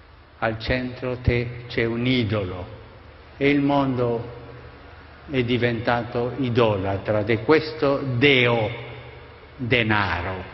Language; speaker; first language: Italian; non-native, fluent; Spanish